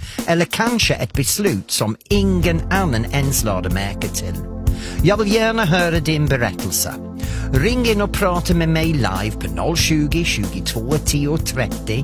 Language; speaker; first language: Swedish; non-native, fluent; English